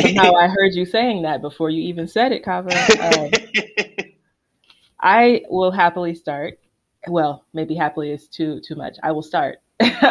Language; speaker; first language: English; native; English